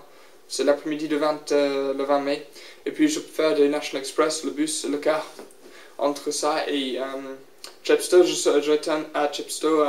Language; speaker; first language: French; non-native, learner; English